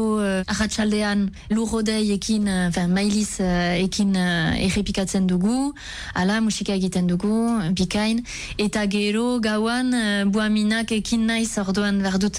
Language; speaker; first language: Basque; non-native, local second language; French